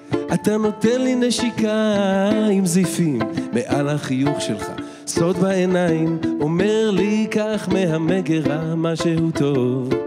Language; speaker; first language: Hebrew; native; Hebrew